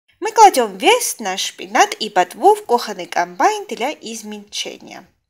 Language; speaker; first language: Russian; non-native, local second language; Georgian